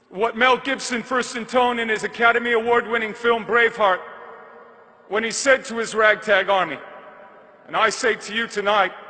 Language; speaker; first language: English; native; English